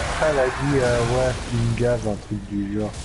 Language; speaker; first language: French; native; French